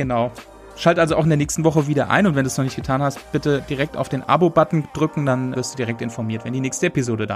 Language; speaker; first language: German; native; German